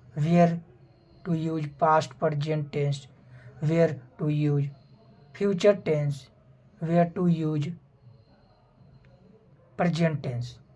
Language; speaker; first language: English; non-native, fluent; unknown